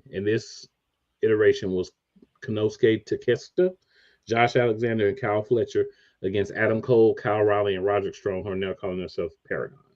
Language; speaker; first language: English; native; English